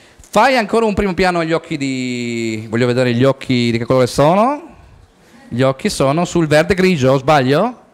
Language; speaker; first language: Italian; native; Italian